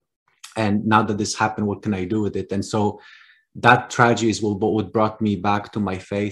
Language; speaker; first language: English; non-native, fluent; Polish